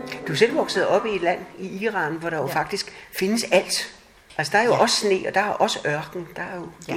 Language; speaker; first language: Danish; native; Danish